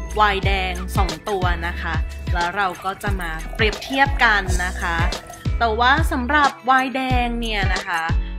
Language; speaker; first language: Thai; native; Thai